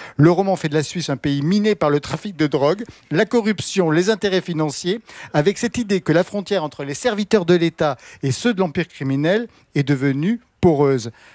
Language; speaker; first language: French; native; French